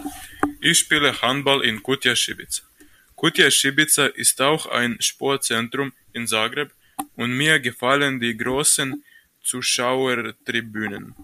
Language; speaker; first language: German; non-native, learner; Croatian